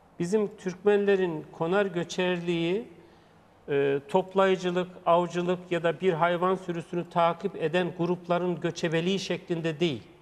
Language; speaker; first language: Turkish; native; Turkish